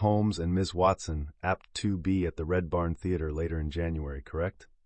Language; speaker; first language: English; native; English